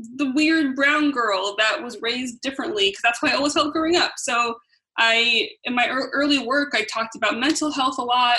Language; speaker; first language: English; native; English